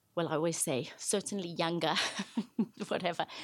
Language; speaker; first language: English; native; English